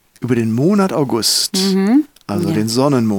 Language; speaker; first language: German; native; German